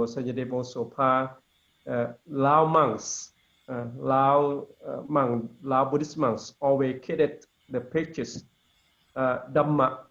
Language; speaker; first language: English; non-native, learner; Lao